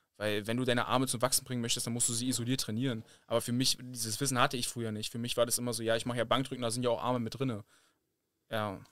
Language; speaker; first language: German; native; German